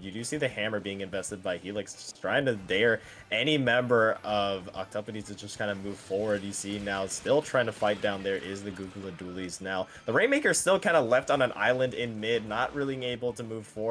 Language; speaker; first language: English; native; English